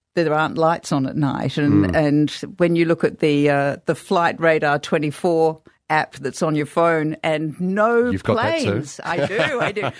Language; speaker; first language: English; native; English